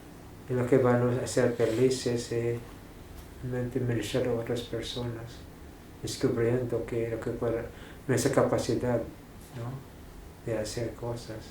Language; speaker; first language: Spanish; non-native, fluent; English